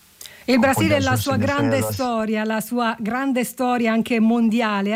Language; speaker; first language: Italian; native; Italian